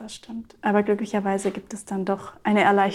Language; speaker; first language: German; native; German